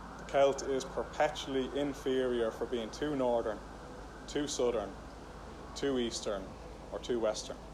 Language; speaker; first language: English; native; English